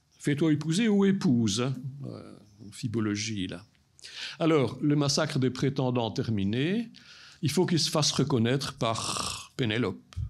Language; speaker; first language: French; native; French